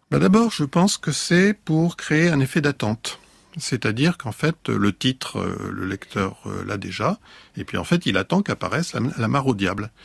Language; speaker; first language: French; native; French